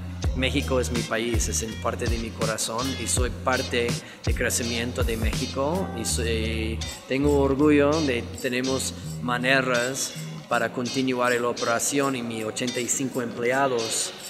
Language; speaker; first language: Spanish; non-native, fluent; English